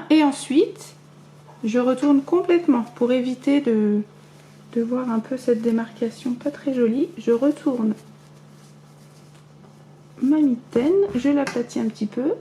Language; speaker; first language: French; native; French